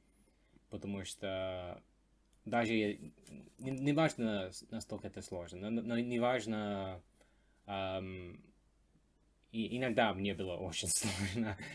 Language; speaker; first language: Russian; non-native, fluent; English